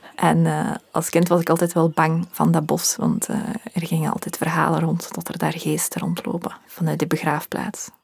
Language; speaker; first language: Dutch; early bilingual, other home language; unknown